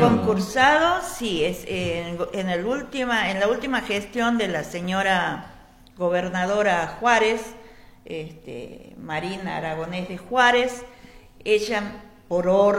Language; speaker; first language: Spanish; native; Spanish